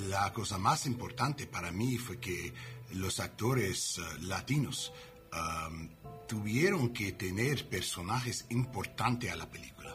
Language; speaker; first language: Spanish; non-native, learner; English